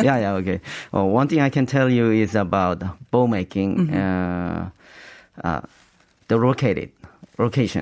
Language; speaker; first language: English; non-native, learner; Korean